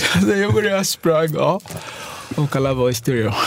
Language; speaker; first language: Swedish; non-native, fluent; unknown